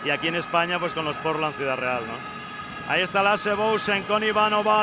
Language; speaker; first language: Spanish; native; Spanish